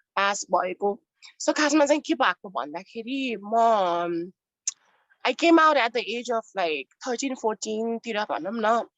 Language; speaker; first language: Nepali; non-native, local second language; Newari